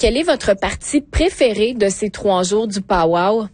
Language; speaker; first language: French; native; French